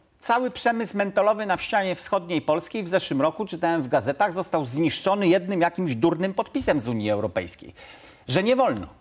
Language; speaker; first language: Polish; native; Polish